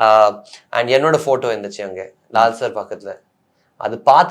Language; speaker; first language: Tamil; non-native, fluent; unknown